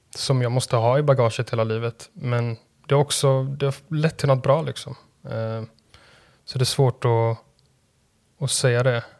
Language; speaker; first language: Swedish; native; Swedish